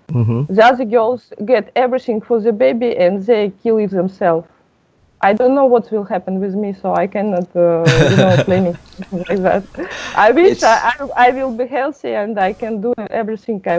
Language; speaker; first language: English; non-native, learner; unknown